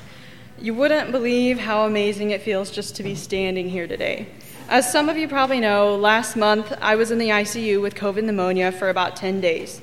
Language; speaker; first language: English; native; English